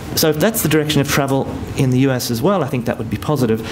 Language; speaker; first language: English; native; English